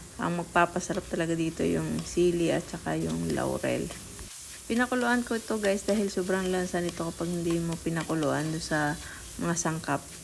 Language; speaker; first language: Filipino; native; Filipino